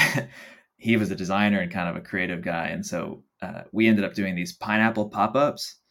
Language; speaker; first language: English; native; English